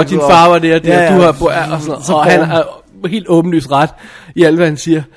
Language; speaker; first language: Danish; native; Danish